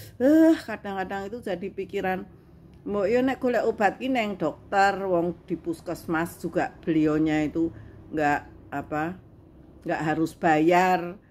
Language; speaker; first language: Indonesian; non-native, local second language; Javanese